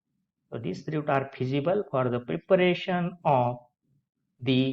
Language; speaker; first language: English; non-native, local second language; Marathi